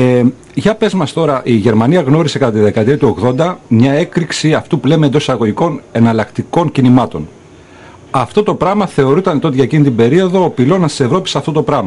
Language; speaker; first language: Greek; native; Greek